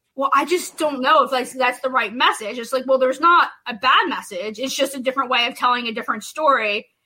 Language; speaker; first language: English; native; English